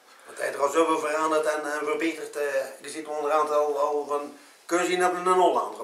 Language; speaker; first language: Dutch; native; Dutch